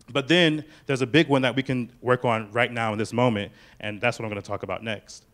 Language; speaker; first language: English; native; English